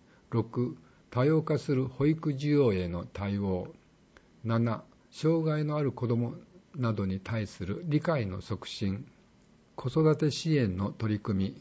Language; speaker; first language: Japanese; native; Japanese